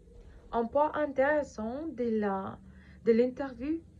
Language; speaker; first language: French; non-native, fluent; Spanish